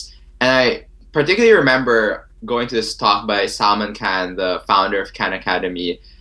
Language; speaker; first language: English; non-native, local second language; Filipino